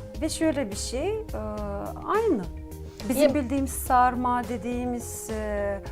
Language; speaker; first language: Turkish; non-native, fluent; Gagauz